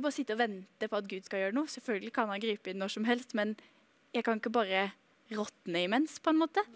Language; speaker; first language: Norwegian; native; Norwegian